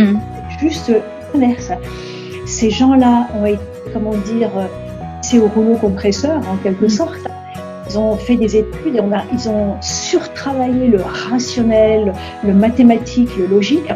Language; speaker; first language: French; native; French